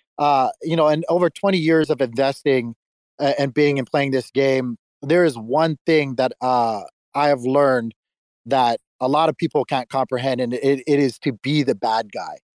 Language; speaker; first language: English; native; English